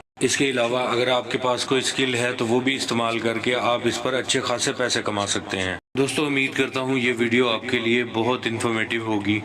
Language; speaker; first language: Urdu; native; Urdu